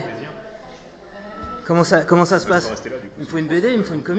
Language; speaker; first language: French; native; French